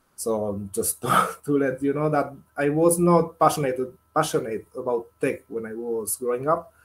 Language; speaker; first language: English; non-native, fluent; Spanish